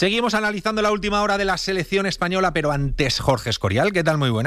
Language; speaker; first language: Spanish; native; Spanish